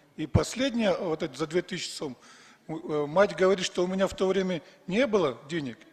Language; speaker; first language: Russian; non-native, local second language; Kyrgyz